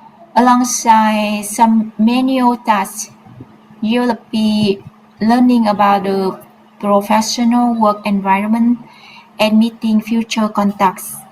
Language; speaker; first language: English; non-native, learner; Vietnamese